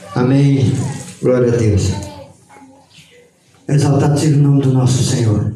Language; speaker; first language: Portuguese; native; Portuguese